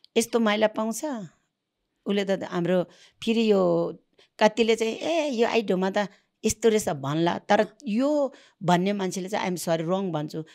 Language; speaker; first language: Nepali; non-native, local second language; Sherpa